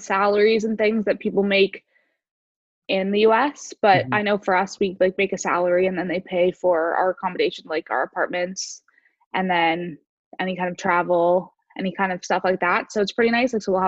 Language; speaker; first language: English; native; English